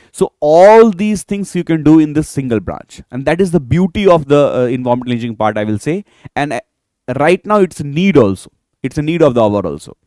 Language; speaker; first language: English; non-native, local second language; Hindi